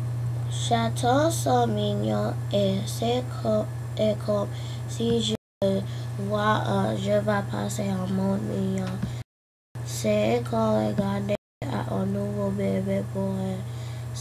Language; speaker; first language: French; non-native, learner; English